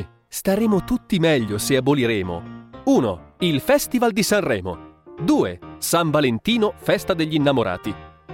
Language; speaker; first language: Italian; native; Italian